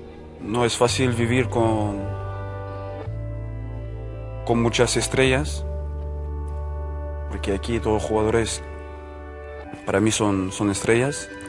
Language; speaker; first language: Spanish; non-native, fluent; French